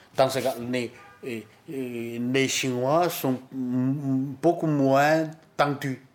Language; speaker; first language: French; non-native, learner; Chinese